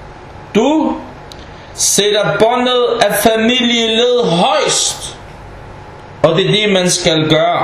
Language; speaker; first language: Danish; non-native, fluent; Arabic